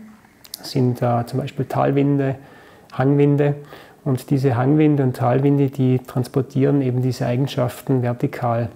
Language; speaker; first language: German; native; German